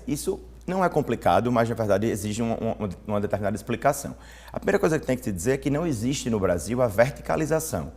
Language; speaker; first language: Portuguese; native; Portuguese